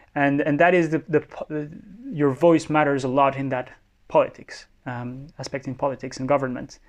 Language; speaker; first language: English; non-native, fluent; Spanish